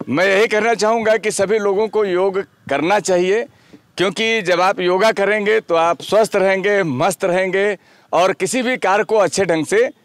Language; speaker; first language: Hindi; native; Hindi